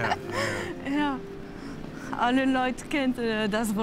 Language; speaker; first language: German; non-native, learner; French